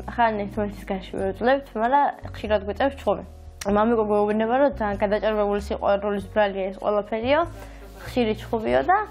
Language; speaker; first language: Georgian; native; Georgian